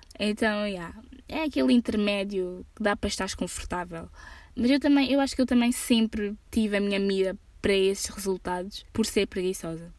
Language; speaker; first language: Portuguese; early bilingual, heritage; Portuguese